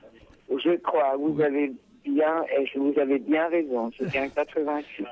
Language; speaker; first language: French; non-native, fluent; Spanish